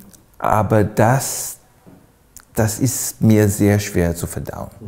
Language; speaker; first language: German; non-native, fluent; Hebrew